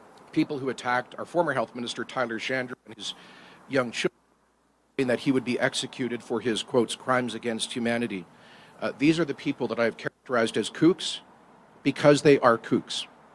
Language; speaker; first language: English; native; English